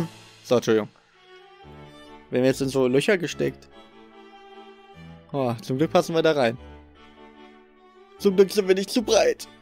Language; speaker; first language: German; native; German